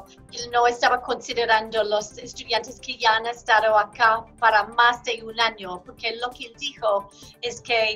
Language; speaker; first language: Spanish; non-native, fluent; English